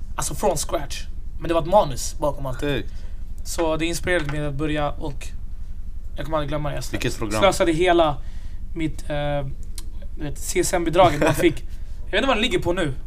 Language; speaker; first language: Swedish; early bilingual, other home language; Arabic